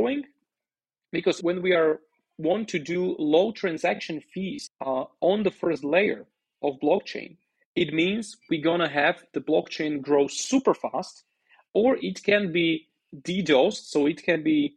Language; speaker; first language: English; non-native, fluent; Slovak